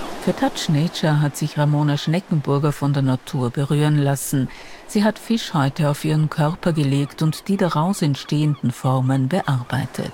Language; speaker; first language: German; native; German